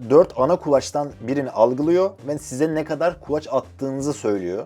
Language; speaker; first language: Turkish; native; Turkish